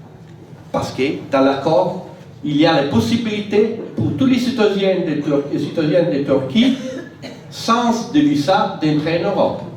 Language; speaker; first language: French; non-native, fluent; Italian